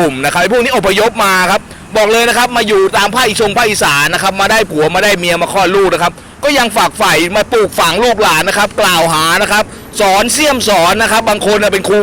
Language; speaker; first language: Thai; native; Thai